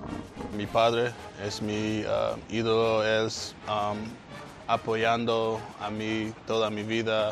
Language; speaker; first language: Spanish; non-native, learner; English